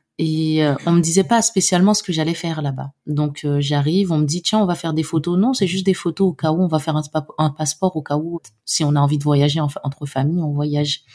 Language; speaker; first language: French; non-native, local second language; Haitian Creole